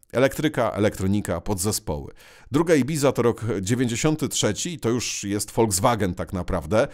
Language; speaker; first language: Polish; native; Polish